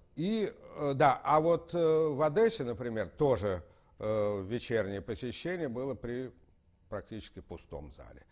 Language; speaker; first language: Russian; native; Russian